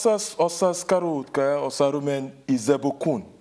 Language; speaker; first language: Russian; non-native, learner; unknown